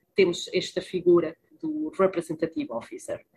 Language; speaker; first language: Portuguese; early bilingual, heritage; Spanish